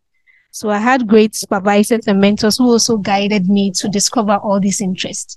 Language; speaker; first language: English; non-native, local second language; Akan